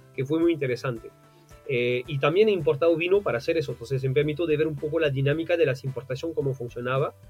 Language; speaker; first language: Spanish; non-native, fluent; French